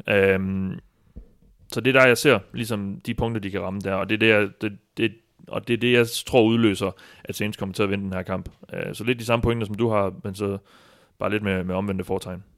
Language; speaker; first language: Danish; native; Danish